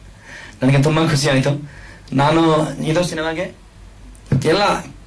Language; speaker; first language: Kannada; non-native, learner; Hindi